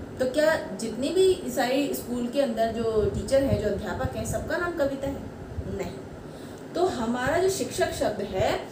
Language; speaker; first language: Hindi; native; Hindi